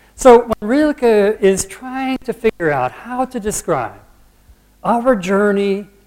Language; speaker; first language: English; native; English